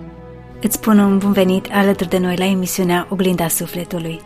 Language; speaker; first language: Romanian; native; Romanian